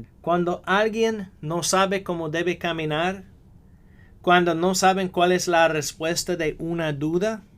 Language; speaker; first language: Spanish; non-native, fluent; English